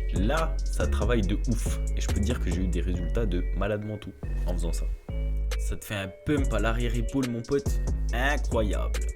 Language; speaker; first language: French; native; French